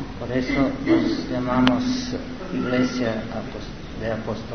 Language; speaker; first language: Spanish; non-native, learner; Serbian